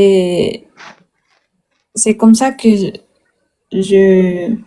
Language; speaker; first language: French; non-native, learner; Spanish